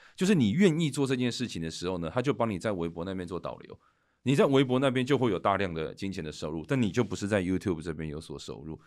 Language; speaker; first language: Chinese; native; Chinese